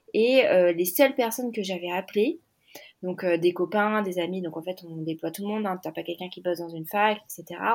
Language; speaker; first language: French; native; French